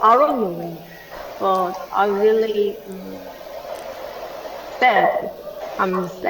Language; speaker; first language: English; non-native, learner; Korean